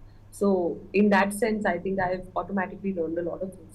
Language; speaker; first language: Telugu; non-native, learner; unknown